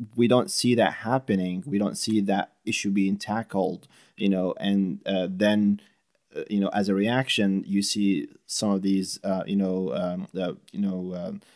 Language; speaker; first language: English; non-native, fluent; Arabic